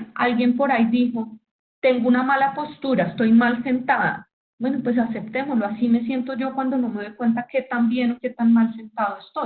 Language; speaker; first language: Spanish; native; Spanish